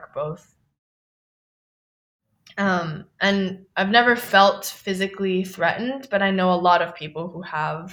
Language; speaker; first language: English; non-native, local second language; Cantonese